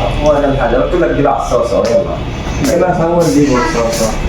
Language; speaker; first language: Arabic; non-native, learner; Bangla